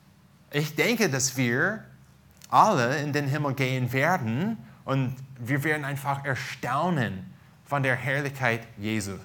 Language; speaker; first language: German; non-native, fluent; English